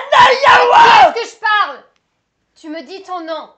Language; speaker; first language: French; native; French